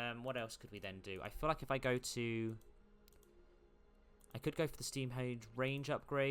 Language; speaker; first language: English; native; English